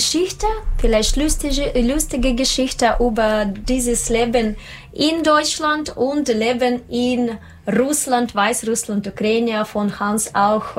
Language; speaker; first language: German; non-native, learner; Russian